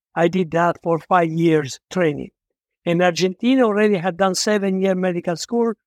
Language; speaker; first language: English; non-native, fluent; Italian